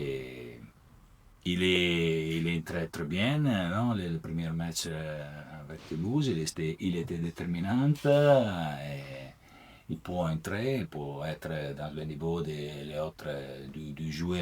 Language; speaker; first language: French; non-native, learner; Italian